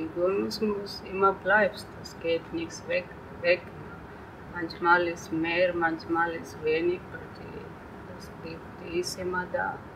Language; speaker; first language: German; non-native, learner; Telugu